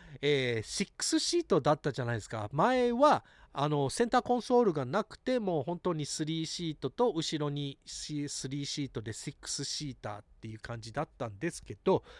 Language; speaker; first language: Japanese; early bilingual, heritage; English